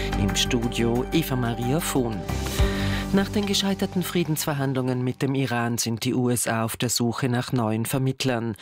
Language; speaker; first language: German; native; German